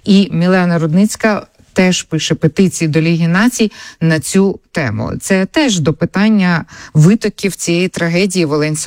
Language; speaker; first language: Ukrainian; native; Ukrainian